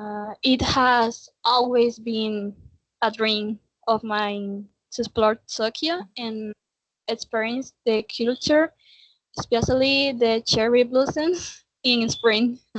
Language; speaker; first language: English; non-native, learner; Spanish